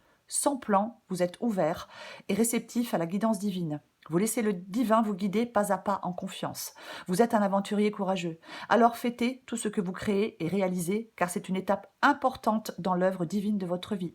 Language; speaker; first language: French; native; French